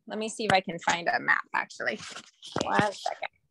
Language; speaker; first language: English; native; English